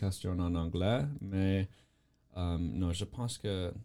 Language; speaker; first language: French; non-native, learner; English